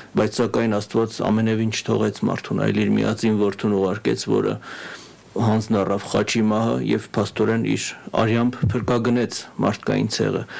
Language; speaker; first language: Armenian; native; Armenian